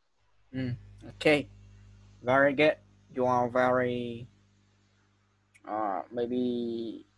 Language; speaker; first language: English; non-native, fluent; Vietnamese